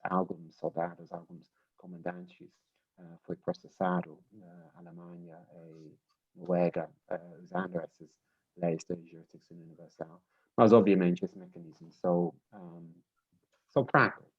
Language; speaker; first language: Portuguese; non-native, learner; English